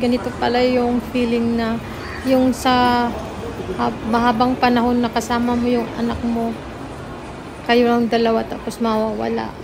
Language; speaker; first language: Filipino; native; Filipino